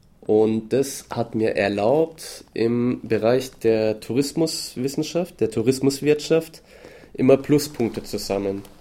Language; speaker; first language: German; native; German